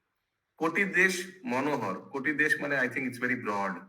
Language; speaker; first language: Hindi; non-native, local second language; Bangla